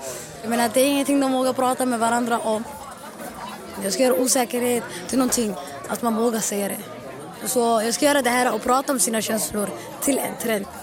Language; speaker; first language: Swedish; early bilingual, other home language; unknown